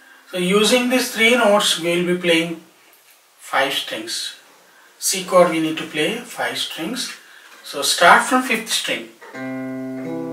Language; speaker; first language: English; non-native, local second language; Telugu